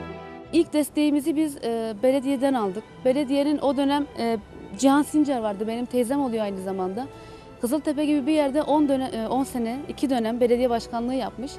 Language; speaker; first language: Turkish; native; Turkish